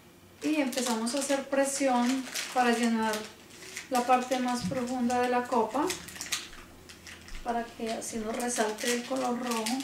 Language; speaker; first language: Spanish; native; Spanish